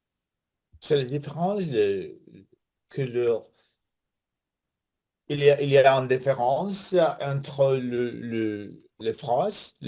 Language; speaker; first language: French; non-native, learner; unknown